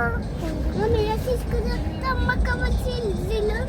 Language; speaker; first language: Russian; early bilingual, other home language; Uzbek